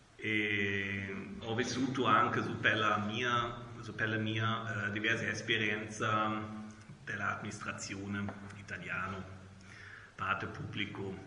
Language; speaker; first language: Italian; non-native, learner; German